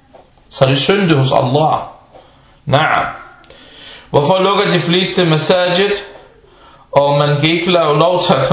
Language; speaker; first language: Danish; early bilingual, other home language; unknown